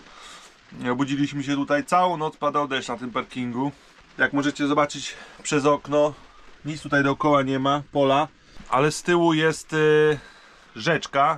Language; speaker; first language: Polish; native; Polish